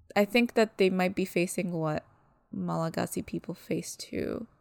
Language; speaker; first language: English; early bilingual, other home language; Malagasy